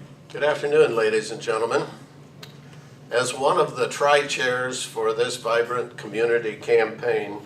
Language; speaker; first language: English; native; English